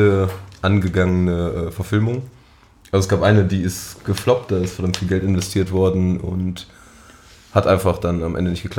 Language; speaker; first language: German; native; German